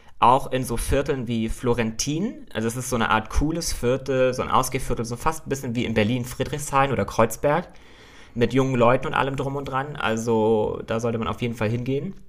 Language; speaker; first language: German; native; German